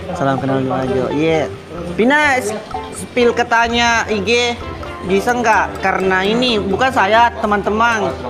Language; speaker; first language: Indonesian; native; Indonesian